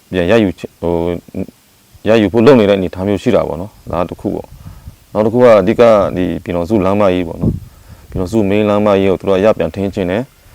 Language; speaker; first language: Burmese; non-native, local second language; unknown